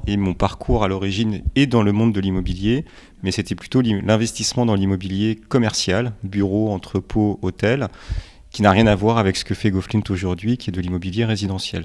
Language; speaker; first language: French; early bilingual, other home language; Romanian